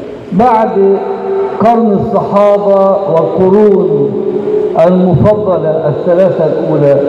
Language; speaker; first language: Arabic; native; Arabic